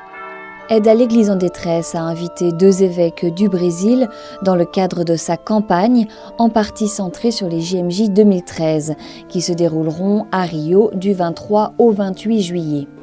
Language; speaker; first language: French; native; French